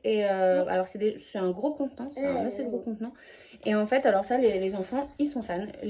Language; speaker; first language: French; native; French